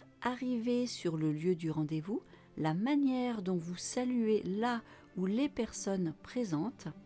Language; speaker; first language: French; native; French